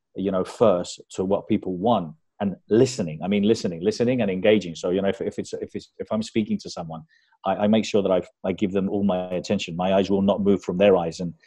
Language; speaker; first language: English; early bilingual, other home language; Spanish